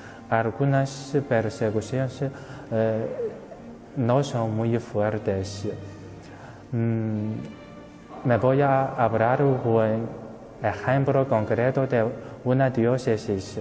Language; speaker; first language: Spanish; non-native, fluent; Chinese